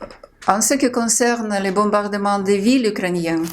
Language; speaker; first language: French; non-native, fluent; Ukrainian